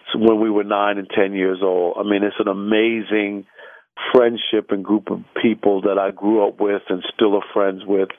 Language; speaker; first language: English; native; English